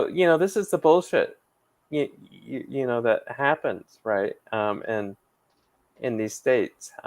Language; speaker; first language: English; native; English